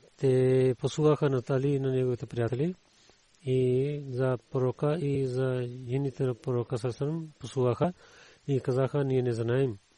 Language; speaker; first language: Bulgarian; non-native, learner; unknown